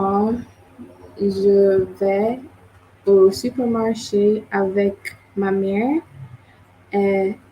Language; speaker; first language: French; non-native, learner; English